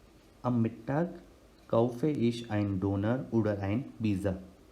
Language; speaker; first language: German; non-native, learner; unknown